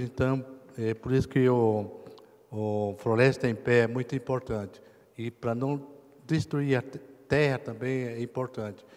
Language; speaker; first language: Portuguese; non-native, local second language; Kayapó